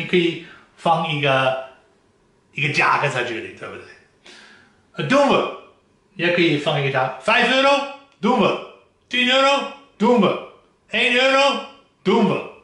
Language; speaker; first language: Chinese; non-native, fluent; Dutch